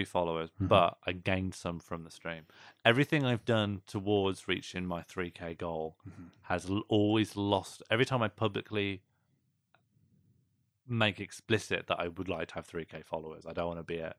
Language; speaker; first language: English; native; English